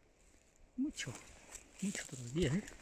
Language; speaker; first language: Spanish; non-native, learner; Japanese